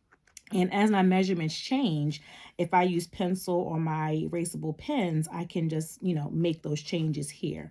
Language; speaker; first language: English; native; English